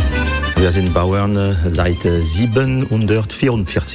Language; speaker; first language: German; non-native, learner; French